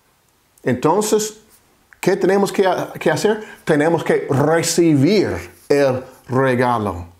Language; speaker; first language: Spanish; non-native, fluent; English